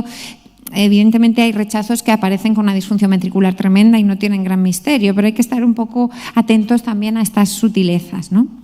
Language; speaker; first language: Spanish; native; Spanish